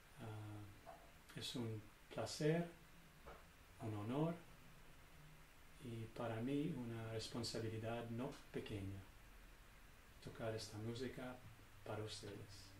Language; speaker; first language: Spanish; non-native, learner; English